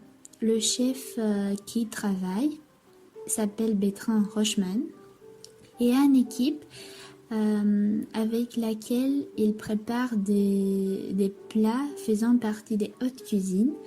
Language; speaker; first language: French; non-native, learner; Romanian